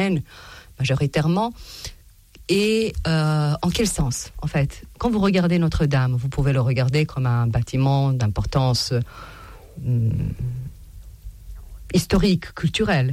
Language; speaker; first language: French; non-native, fluent; Serbian